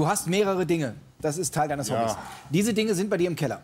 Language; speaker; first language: German; native; German